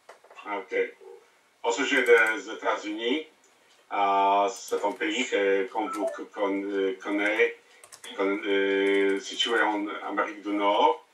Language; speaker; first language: French; non-native, learner; English